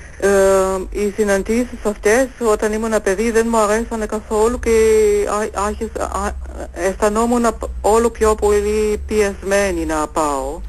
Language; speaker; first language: Greek; non-native, fluent; German